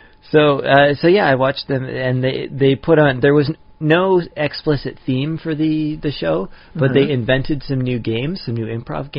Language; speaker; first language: English; native; English